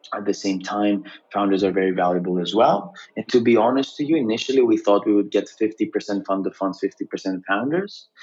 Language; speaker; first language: English; non-native, fluent; Greek